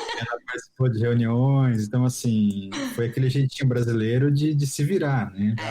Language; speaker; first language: Portuguese; native; Portuguese